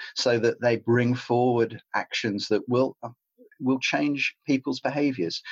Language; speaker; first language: English; native; English